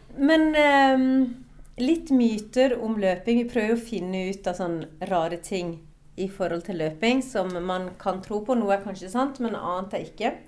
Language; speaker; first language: Norwegian; native; Norwegian